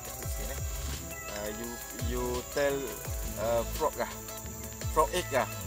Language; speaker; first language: English; non-native, learner; Malay